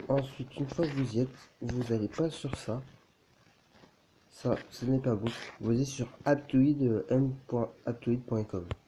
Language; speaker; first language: French; native; French